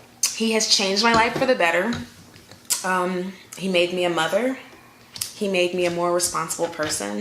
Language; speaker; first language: English; native; English